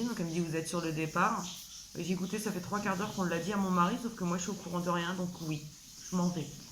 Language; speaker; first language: French; native; French